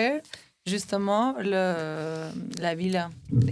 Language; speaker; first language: French; non-native, fluent; Albanian